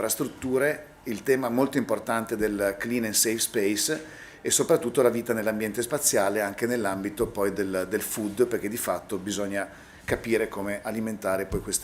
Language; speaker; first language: Italian; native; Italian